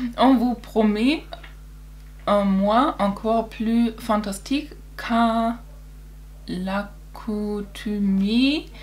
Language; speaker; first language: French; non-native, learner; German